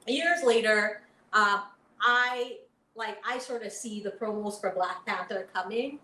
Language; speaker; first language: English; early bilingual, other home language; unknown